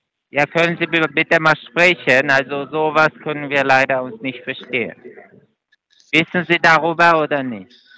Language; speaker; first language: German; non-native, fluent; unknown